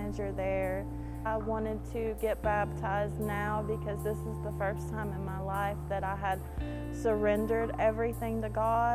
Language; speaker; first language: English; native; English